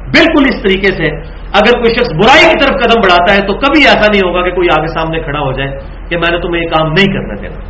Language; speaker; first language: Urdu; non-native, local second language; Punjabi